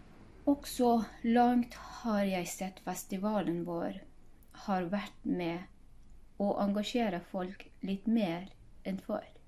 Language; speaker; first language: Norwegian; non-native, fluent; Hazaragi